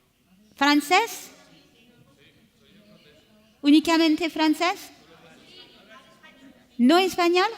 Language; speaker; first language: Spanish; non-native, learner; French